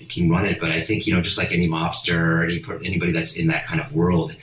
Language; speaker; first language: English; non-native, fluent; Italian